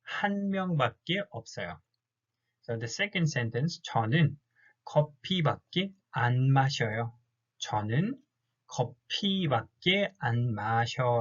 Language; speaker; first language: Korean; non-native, fluent; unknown